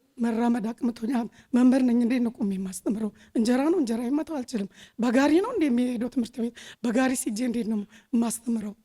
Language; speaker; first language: Amharic; native; Amharic